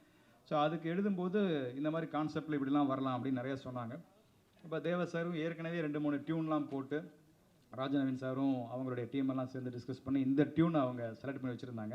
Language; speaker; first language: Tamil; native; Tamil